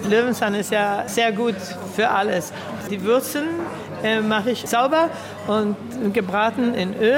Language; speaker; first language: German; early bilingual, heritage; German